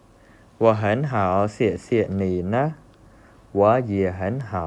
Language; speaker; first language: Chinese; non-native, fluent; Khmer